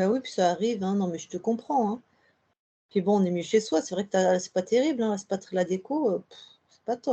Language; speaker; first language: French; native; French